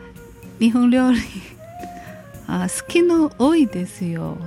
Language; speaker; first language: Japanese; non-native, learner; Chinese